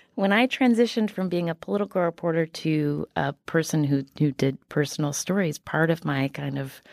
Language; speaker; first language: English; native; English